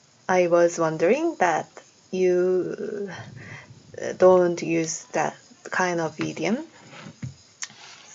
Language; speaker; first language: English; non-native, learner; Korean